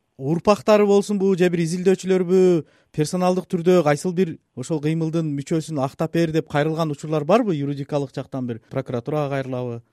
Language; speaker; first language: Kyrgyz; native; Kyrgyz